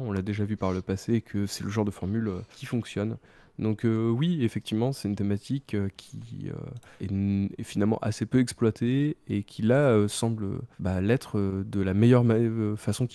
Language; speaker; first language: French; native; French